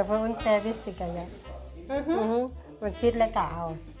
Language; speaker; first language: German; non-native, learner; Thai